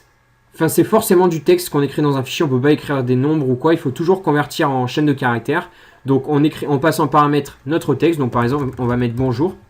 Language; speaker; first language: French; native; French